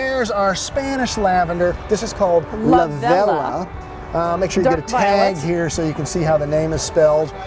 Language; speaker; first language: English; native; English